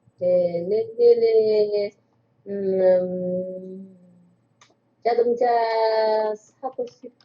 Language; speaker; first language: Korean; non-native, learner; Vietnamese